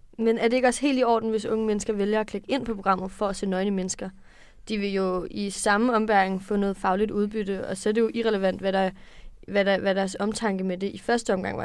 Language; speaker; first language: Danish; native; Danish